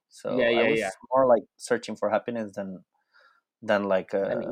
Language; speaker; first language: English; non-native, fluent; Spanish